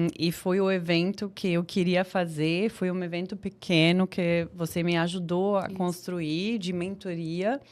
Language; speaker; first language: Portuguese; non-native, fluent; English